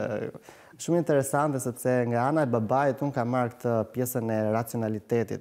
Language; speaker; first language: Albanian; native; Albanian